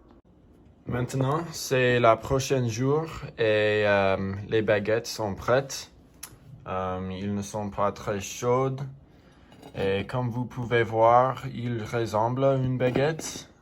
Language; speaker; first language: French; non-native, learner; English